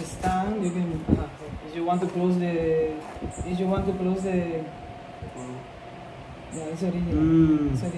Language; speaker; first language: English; non-native, learner; Spanish